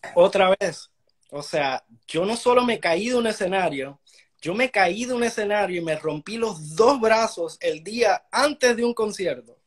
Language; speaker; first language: Spanish; early bilingual, heritage; Spanish